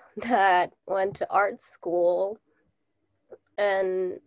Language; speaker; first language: English; non-native, fluent; Japanese